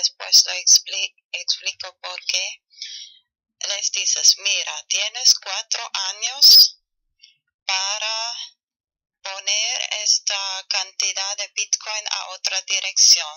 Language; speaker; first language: Spanish; non-native, learner; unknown